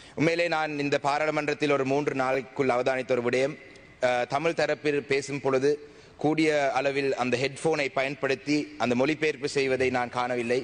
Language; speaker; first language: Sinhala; non-native, local second language; Tamil